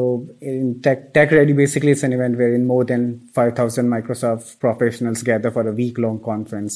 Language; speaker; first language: English; non-native, local second language; Hindi